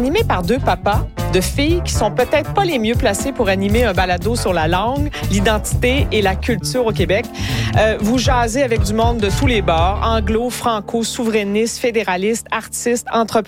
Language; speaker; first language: French; native; French